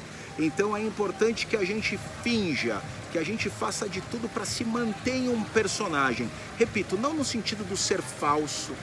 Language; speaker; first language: Portuguese; native; Portuguese